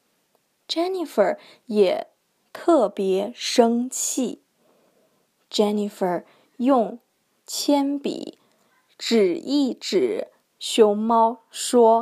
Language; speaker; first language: Chinese; non-native, learner; English